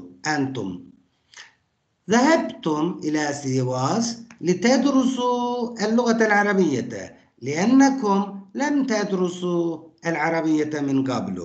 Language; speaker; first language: Arabic; non-native, fluent; Turkish